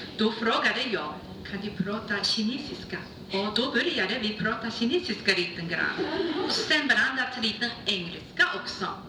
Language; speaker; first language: Swedish; non-native, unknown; Chinese